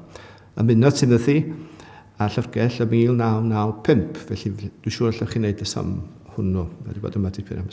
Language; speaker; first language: Welsh; native; Welsh